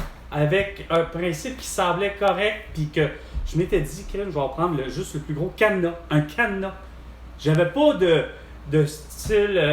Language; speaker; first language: French; native; French